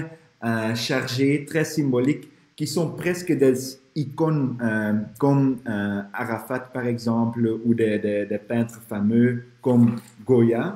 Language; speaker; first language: French; non-native, fluent; Dutch